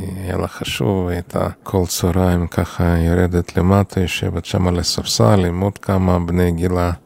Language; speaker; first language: Hebrew; non-native, fluent; Yiddish